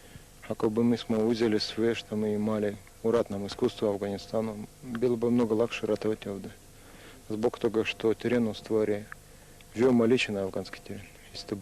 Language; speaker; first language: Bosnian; non-native, learner; Russian